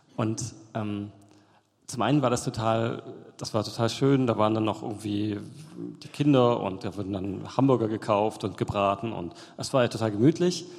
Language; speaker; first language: German; native; German